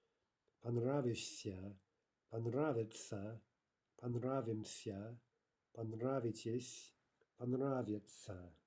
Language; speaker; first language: Russian; non-native, fluent; English